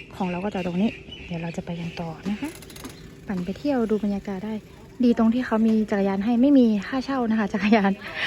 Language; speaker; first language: Thai; native; Thai